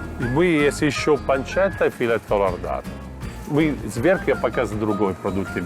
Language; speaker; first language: Russian; non-native, learner; Italian